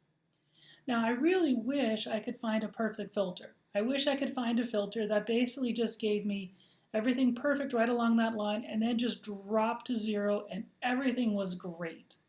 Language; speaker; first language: English; native; English